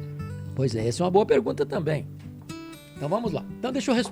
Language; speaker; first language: Portuguese; native; Portuguese